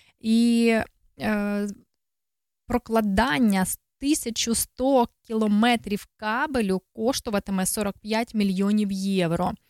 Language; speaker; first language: Ukrainian; native; Ukrainian